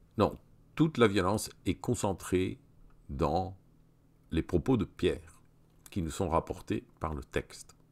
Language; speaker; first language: French; native; French